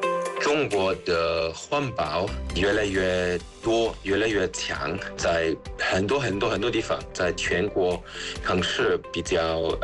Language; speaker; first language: Chinese; non-native, fluent; German